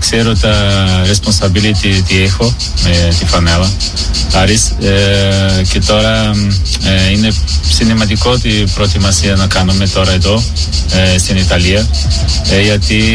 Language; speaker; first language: Greek; non-native, learner; Portuguese